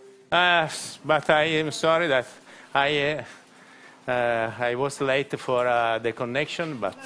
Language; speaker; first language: English; non-native, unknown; Italian